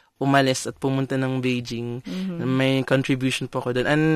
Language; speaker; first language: Filipino; non-native, local second language; Cebuano